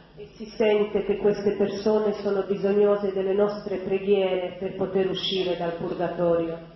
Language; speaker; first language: Italian; non-native, fluent; Croatian